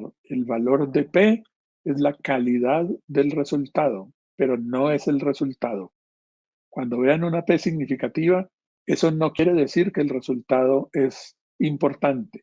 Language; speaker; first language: Spanish; native; Spanish